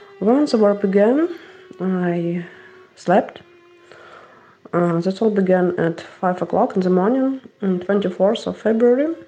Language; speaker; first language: English; non-native, learner; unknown